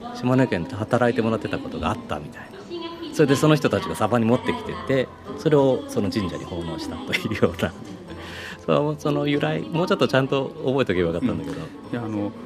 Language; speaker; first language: Japanese; native; Japanese